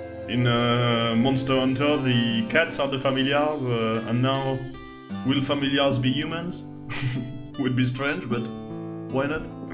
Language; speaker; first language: English; non-native, fluent; French